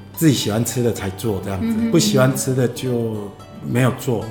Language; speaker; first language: Chinese; native; Chinese